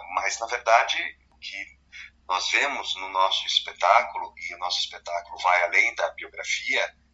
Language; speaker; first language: Portuguese; native; Portuguese